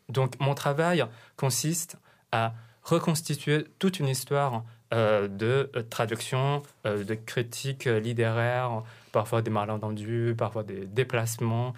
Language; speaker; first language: French; non-native, fluent; Chinese